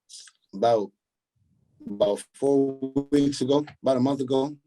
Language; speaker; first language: English; native; English